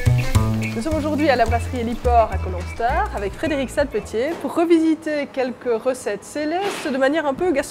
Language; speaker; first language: French; native; French